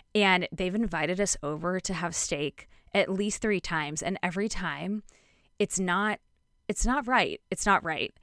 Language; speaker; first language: English; native; English